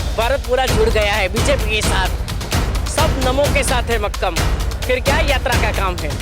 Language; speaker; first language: Hindi; non-native, local second language; Gujarati